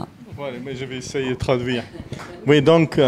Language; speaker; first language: French; non-native, fluent; Arabic